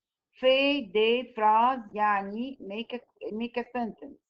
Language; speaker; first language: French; non-native, fluent; Arabic